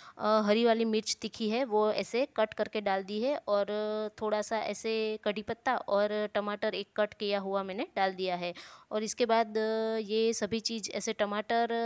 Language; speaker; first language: Hindi; non-native, local second language; Gujarati